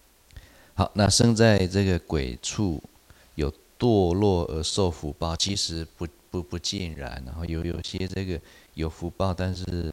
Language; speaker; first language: Chinese; native; Chinese